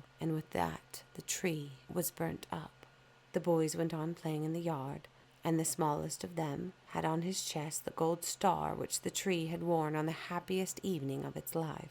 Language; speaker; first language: English; native; English